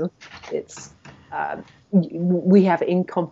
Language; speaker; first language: English; native; English